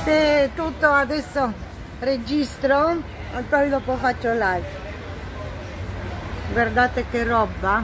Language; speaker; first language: Italian; non-native, fluent; Polish